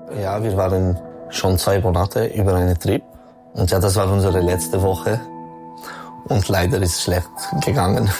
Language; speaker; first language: German; non-native, learner; French